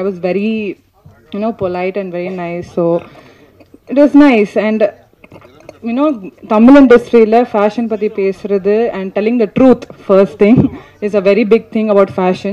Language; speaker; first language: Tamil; non-native, learner; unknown